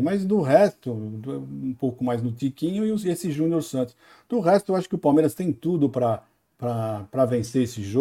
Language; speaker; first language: Portuguese; native; Portuguese